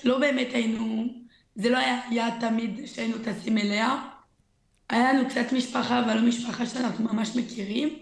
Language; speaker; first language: Hebrew; early bilingual, other home language; French